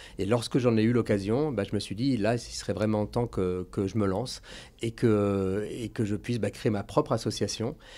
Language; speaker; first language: French; native; French